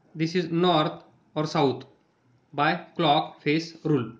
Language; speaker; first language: English; non-native, local second language; Marathi